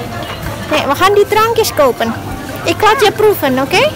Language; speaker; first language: Dutch; non-native, local second language; Indonesian